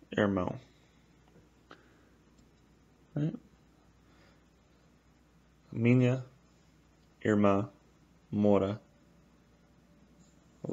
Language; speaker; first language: Portuguese; non-native, fluent; English